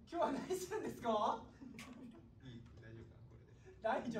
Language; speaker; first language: Japanese; native; Japanese